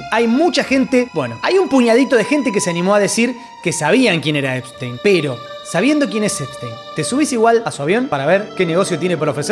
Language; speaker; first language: Spanish; native; Spanish